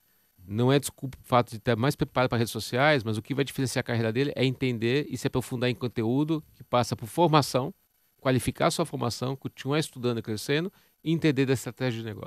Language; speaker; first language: Portuguese; native; Portuguese